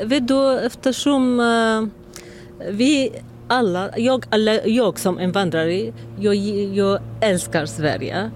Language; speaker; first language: Swedish; non-native, learner; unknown